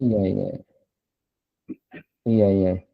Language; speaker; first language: Indonesian; non-native, local second language; Sasak